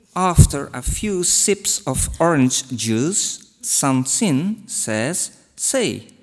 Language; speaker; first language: English; non-native, fluent; Western Frisian